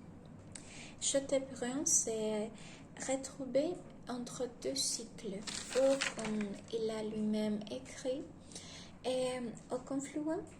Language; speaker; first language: French; non-native, learner; Spanish